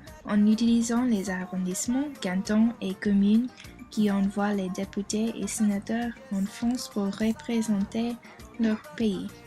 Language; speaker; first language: French; non-native, learner; English